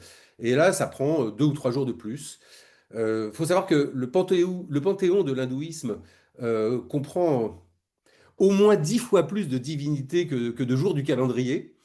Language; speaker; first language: French; native; French